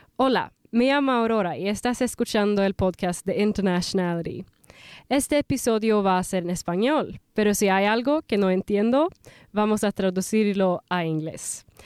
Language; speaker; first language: Spanish; non-native, learner; Swedish